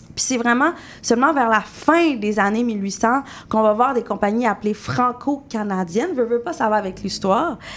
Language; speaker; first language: French; native; French